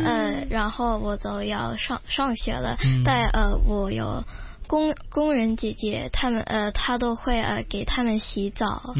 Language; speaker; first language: Chinese; non-native, local second language; Cantonese